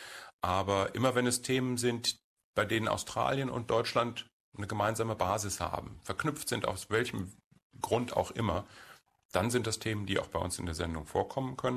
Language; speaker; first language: German; native; German